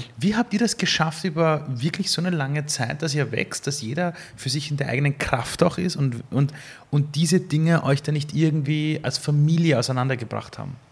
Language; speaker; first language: German; early bilingual, other home language; Persian